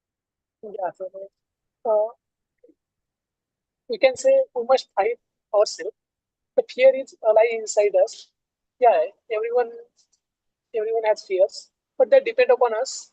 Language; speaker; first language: English; non-native, learner; Marathi